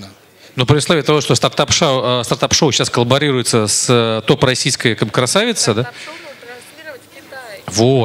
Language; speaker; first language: Russian; native; Russian